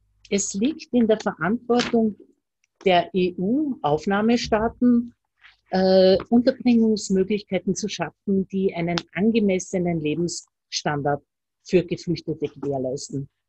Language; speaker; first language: German; native; German